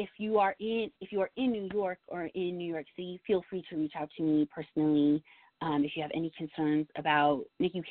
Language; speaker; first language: English; native; English